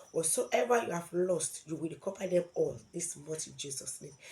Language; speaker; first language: English; non-native, local second language; Yoruba